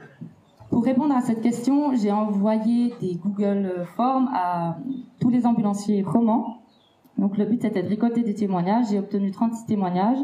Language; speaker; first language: French; native; French